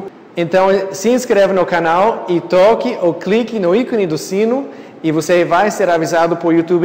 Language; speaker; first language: Portuguese; non-native, fluent; English